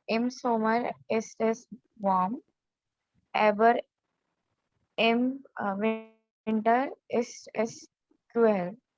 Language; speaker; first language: German; non-native, learner; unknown